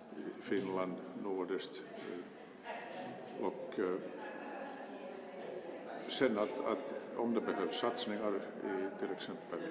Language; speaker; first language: Swedish; non-native, local second language; Finnish